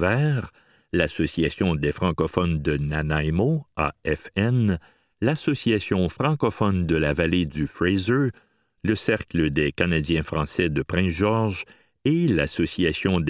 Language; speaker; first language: French; native; French